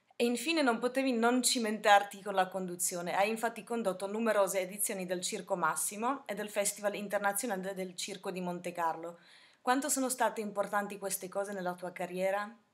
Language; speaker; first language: Italian; non-native, fluent; Slovak